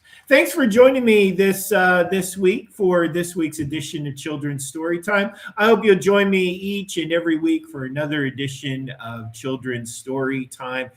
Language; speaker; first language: English; native; English